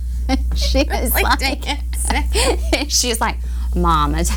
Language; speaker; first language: English; native; English